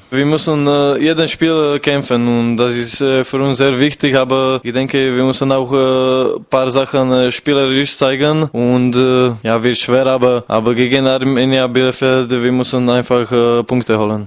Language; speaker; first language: German; non-native, fluent; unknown